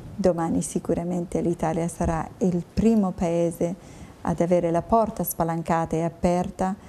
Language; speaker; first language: Italian; non-native, fluent; Kurdish